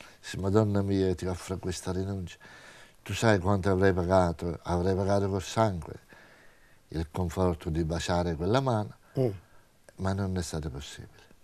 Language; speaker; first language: Italian; native; Italian